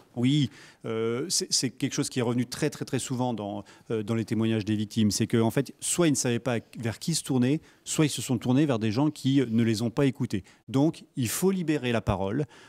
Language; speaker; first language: French; native; French